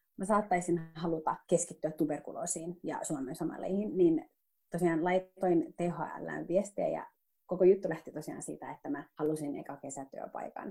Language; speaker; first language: Finnish; early bilingual, other home language; Somali